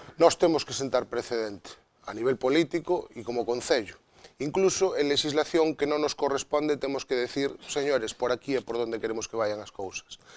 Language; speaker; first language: Galician; non-native, local second language; Spanish